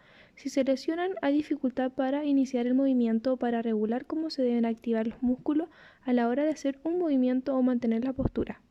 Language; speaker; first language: Spanish; native; Spanish